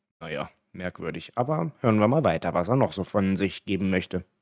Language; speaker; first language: German; native; German